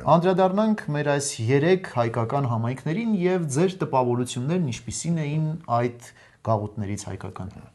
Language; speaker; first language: Armenian; native; Armenian